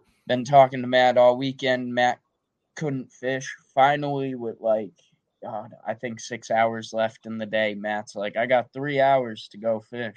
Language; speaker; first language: English; native; English